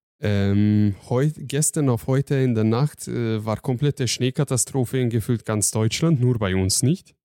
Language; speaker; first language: German; non-native, fluent; Hungarian